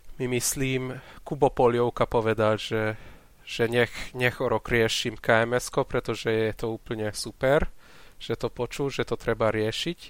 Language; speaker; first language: Slovak; non-native, local second language; Hungarian